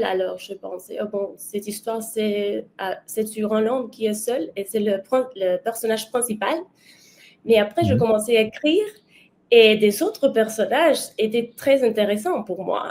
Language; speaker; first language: French; non-native, learner; Spanish